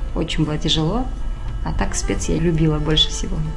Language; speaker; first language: Russian; non-native, local second language; Kazakh